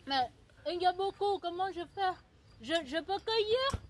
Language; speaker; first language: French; early bilingual, other home language; Vietnamese